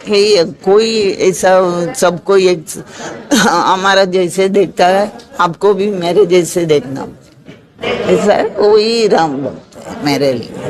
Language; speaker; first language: Hindi; non-native, local second language; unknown